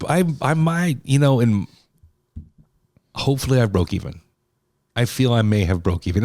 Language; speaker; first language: English; native; English